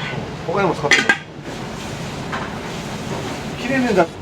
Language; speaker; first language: Japanese; native; Japanese